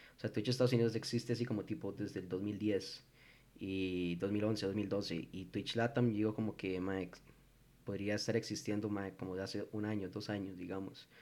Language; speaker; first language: Spanish; early bilingual, heritage; English